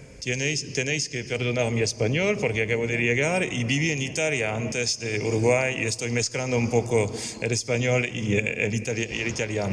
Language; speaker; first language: Spanish; non-native, fluent; French